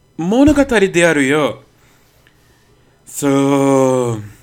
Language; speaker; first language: Japanese; non-native, learner; Portuguese